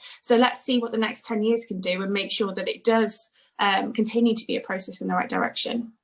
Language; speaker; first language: English; native; English